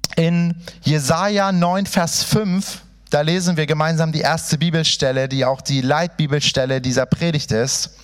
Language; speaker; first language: German; early bilingual, other home language; Persian